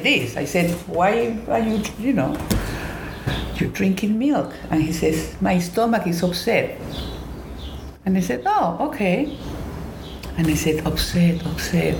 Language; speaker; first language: English; non-native, fluent; Spanish